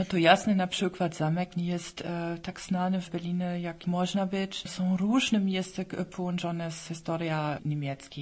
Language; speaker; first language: Polish; non-native, fluent; German